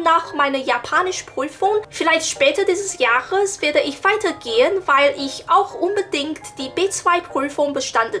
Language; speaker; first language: German; non-native, learner; Chinese